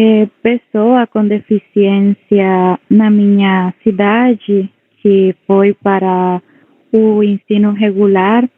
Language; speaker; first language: Portuguese; non-native, local second language; Spanish